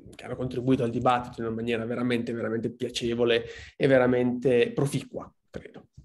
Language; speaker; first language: Italian; native; Italian